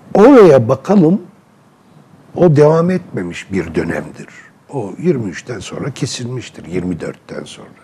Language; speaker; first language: Turkish; non-native, local second language; Arabic